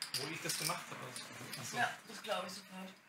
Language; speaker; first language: German; native; German